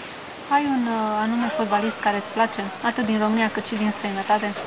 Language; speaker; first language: Romanian; native; Romanian